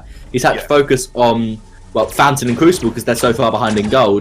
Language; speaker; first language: English; native; English